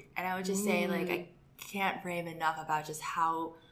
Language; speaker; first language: English; native; English